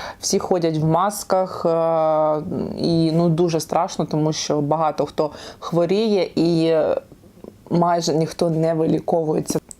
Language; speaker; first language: Ukrainian; non-native, local second language; Russian